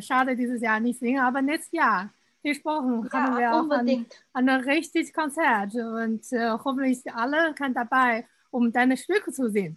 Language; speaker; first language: German; non-native, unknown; Chinese